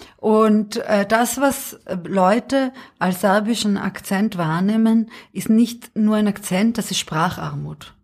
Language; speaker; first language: German; early bilingual, other home language; Serbian